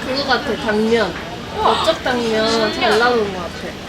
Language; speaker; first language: Korean; native; Korean